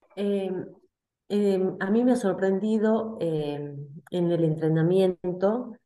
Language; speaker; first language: Spanish; native; Spanish